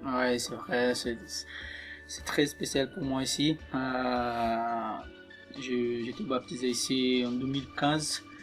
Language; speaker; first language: French; non-native, fluent; Portuguese